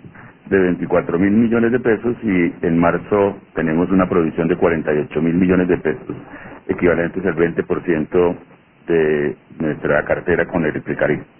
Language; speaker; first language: Spanish; native; Spanish